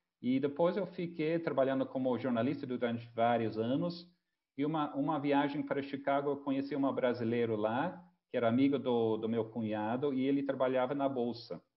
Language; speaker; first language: Portuguese; non-native, fluent; English